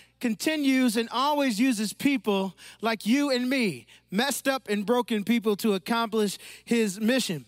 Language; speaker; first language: English; native; English